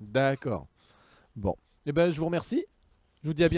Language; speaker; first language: French; native; French